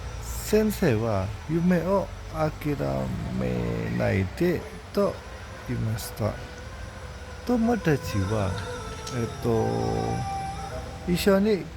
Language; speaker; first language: Japanese; non-native, learner; Indonesian